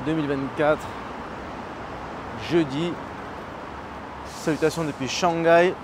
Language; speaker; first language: French; native; French